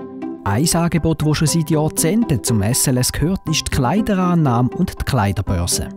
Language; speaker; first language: German; native; German